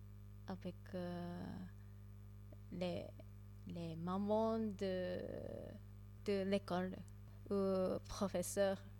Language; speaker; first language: French; non-native, learner; Japanese